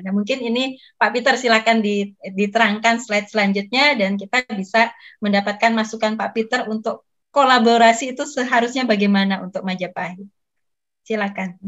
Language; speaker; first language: Indonesian; native; Indonesian